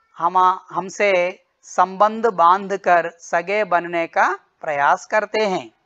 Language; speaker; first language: Hindi; non-native, local second language; Telugu